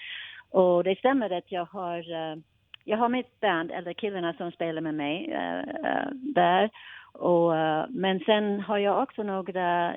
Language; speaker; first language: Swedish; non-native, fluent; English